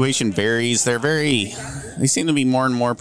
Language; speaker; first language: English; native; English